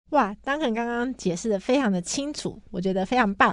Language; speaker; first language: Chinese; native; Chinese